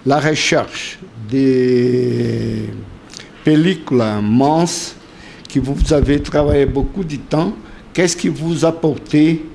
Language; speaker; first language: French; non-native, learner; Portuguese